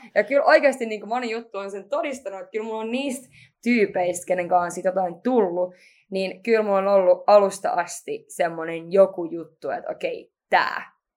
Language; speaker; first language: Finnish; native; Finnish